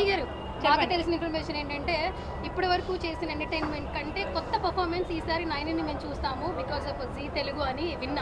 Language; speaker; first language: Telugu; native; Telugu